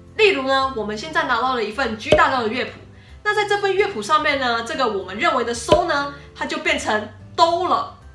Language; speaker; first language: Chinese; native; Chinese